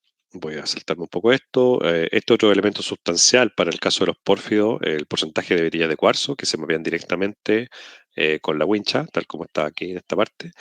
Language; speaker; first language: Spanish; native; Spanish